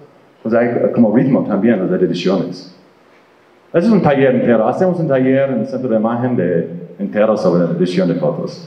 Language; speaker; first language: Spanish; non-native, fluent; English